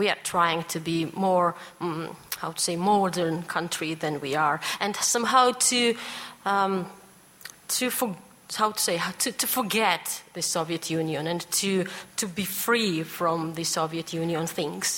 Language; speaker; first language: English; non-native, fluent; Georgian